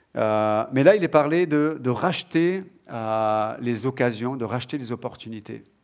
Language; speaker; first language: French; native; French